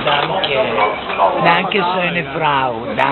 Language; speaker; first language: German; non-native, learner; Hebrew